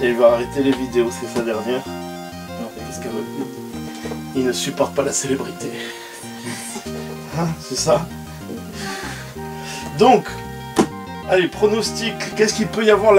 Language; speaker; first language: French; native; French